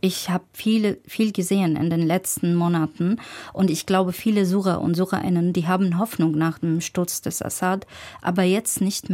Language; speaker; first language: German; non-native, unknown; Arabic